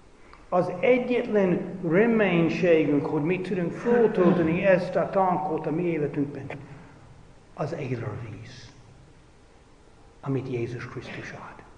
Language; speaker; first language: Hungarian; non-native, fluent; English